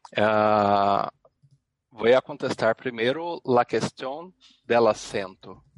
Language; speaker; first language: Spanish; non-native, learner; Portuguese